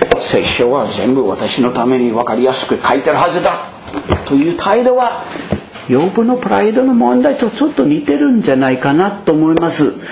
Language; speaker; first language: Japanese; non-native, fluent; English